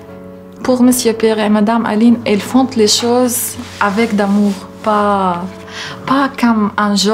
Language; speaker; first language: French; non-native, learner; Arabic